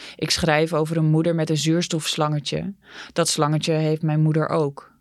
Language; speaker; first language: Dutch; native; Dutch